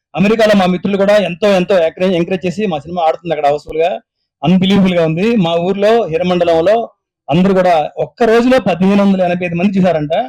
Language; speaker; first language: Telugu; native; Telugu